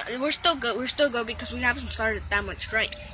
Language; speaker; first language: English; early bilingual, other home language; Spanish